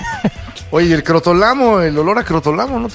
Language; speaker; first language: Spanish; native; Spanish